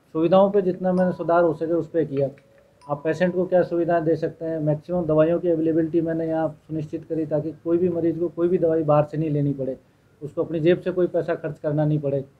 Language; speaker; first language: Hindi; native; Hindi